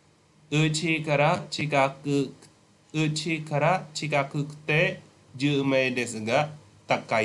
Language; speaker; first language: Japanese; non-native, fluent; Khmer